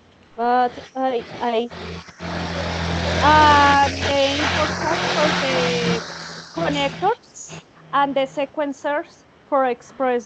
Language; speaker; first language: English; non-native, learner; Spanish